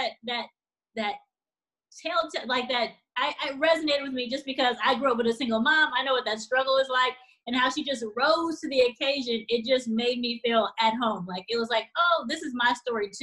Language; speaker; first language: English; native; English